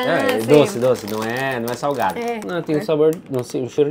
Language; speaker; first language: Portuguese; native; Portuguese